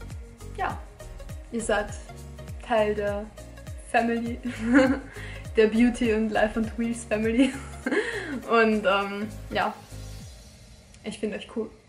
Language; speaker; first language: German; native; German